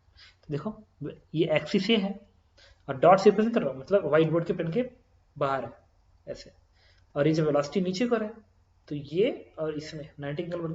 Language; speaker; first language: Hindi; native; Hindi